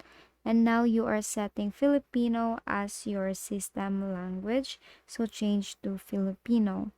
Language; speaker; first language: English; non-native, local second language; Filipino